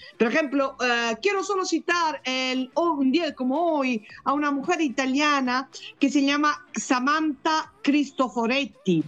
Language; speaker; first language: Spanish; non-native, fluent; Italian